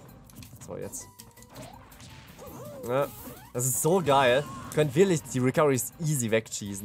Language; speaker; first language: German; native; German